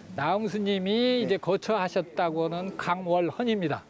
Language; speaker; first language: Korean; native; Korean